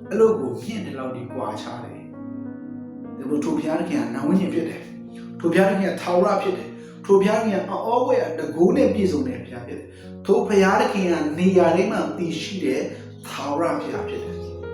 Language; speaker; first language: Burmese; non-native, local second language; Kachin